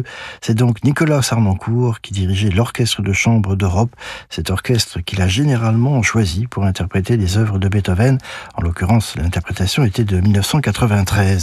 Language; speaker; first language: French; native; French